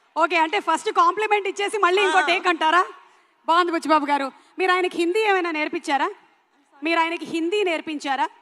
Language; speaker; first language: Telugu; native; Telugu